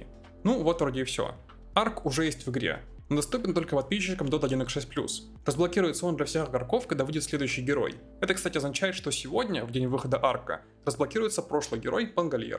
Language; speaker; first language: Russian; native; Russian